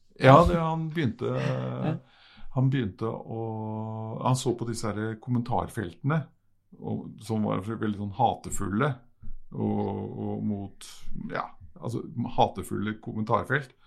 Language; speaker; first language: Norwegian; native; Norwegian